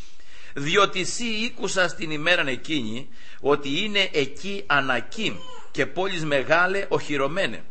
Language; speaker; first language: Greek; native; Greek